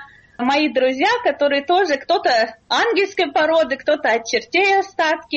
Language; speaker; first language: Russian; native; Russian